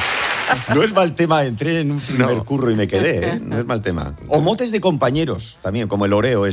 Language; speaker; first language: Spanish; native; Spanish